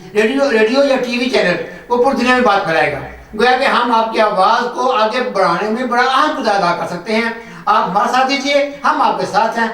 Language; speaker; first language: Urdu; non-native, local second language; Punjabi